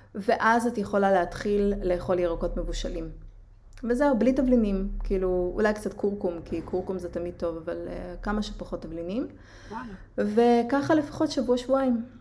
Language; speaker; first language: Hebrew; native; Hebrew